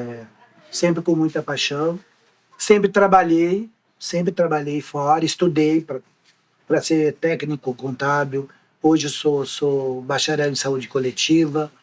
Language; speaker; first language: Portuguese; native; Portuguese